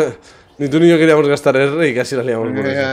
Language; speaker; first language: Spanish; native; Spanish